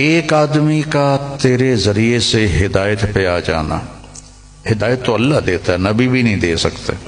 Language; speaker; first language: Urdu; non-native, local second language; Punjabi